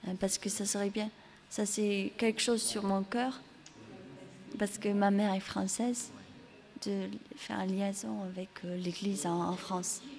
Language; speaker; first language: French; early bilingual, heritage; English